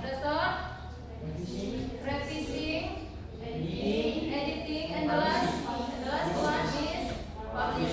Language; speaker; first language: English; non-native, learner; Indonesian